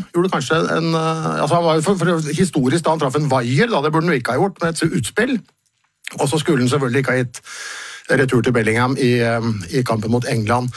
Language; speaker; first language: Norwegian; native; Norwegian